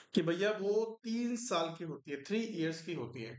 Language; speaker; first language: Hindi; native; Hindi